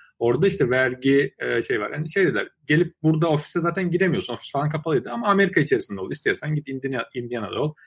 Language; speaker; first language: Turkish; early bilingual, other home language; Azerbaijani